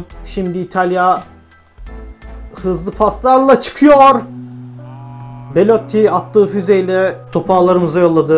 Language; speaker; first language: Turkish; native; Turkish